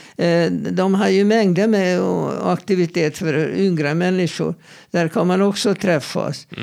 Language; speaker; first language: Swedish; non-native, fluent; Hebrew